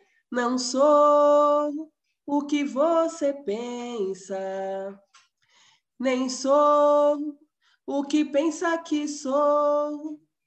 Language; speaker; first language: Portuguese; native; Portuguese